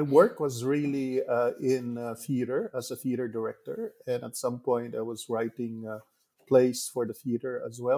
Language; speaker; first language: English; non-native, local second language; Hiligaynon